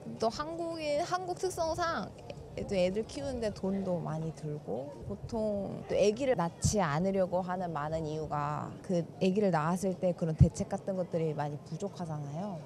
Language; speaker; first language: Korean; native; Korean